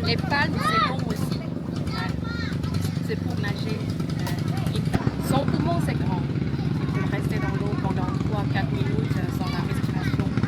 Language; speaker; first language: French; non-native, fluent; Thai